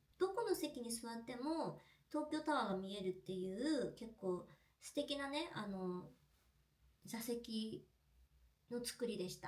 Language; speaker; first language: Japanese; native; Japanese